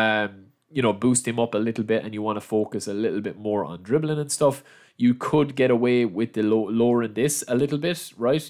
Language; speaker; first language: English; native; English